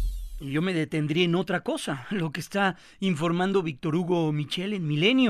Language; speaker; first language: Spanish; native; Spanish